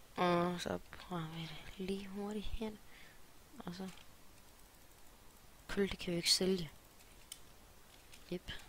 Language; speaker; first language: Danish; native; Danish